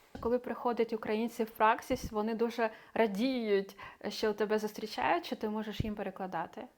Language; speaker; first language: Ukrainian; native; Ukrainian